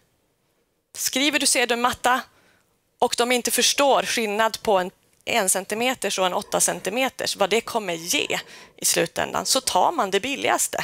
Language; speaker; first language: Swedish; native; Swedish